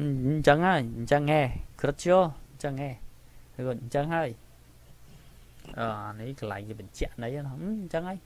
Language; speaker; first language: Korean; non-native, fluent; Khmer